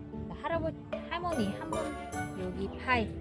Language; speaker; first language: Korean; non-native, learner; Vietnamese